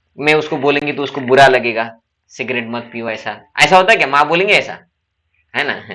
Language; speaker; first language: Hindi; non-native, local second language; Marathi